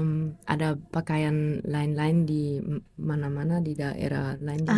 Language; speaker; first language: Indonesian; non-native, learner; German